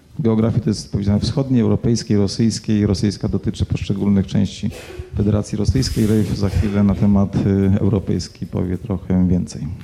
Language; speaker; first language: Polish; native; Polish